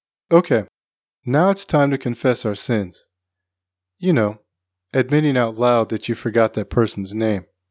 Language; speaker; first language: English; native; English